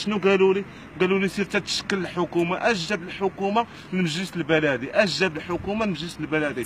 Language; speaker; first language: Arabic; native; Arabic